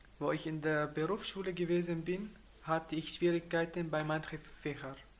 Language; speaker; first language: German; non-native, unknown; Arabic